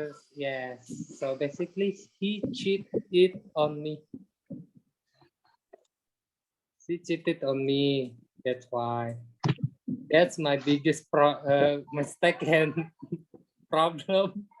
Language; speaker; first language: English; non-native, learner; Indonesian